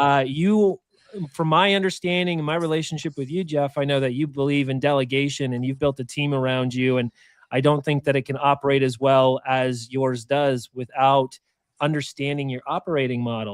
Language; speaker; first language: English; native; English